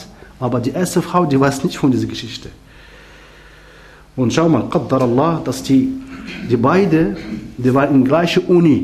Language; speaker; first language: German; non-native, learner; Arabic